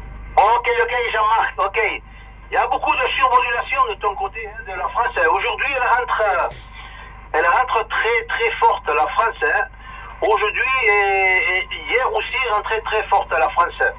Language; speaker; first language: French; early bilingual, other home language; Spanish